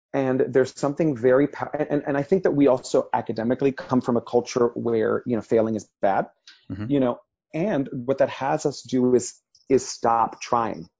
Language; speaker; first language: English; early bilingual, other home language; Spanish